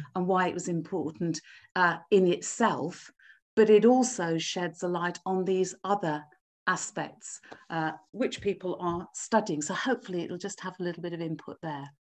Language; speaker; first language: English; native; English